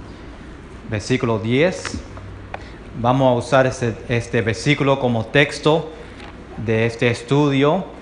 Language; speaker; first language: Spanish; early bilingual, heritage; Spanish